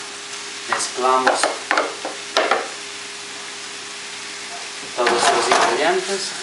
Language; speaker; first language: Spanish; non-native, fluent; Italian